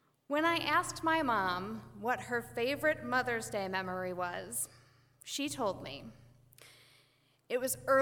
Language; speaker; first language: English; native; English